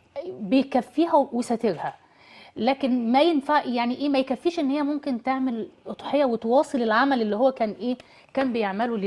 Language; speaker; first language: Arabic; native; Arabic